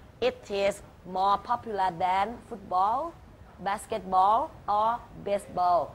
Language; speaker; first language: English; non-native, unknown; Thai